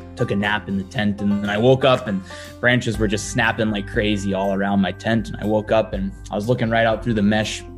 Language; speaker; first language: English; native; English